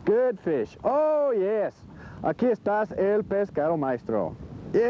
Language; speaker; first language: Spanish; non-native, learner; English